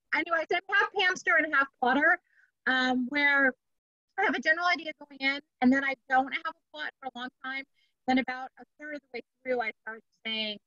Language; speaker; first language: English; native; English